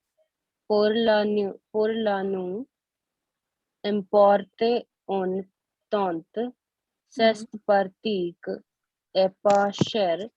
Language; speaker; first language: French; non-native, learner; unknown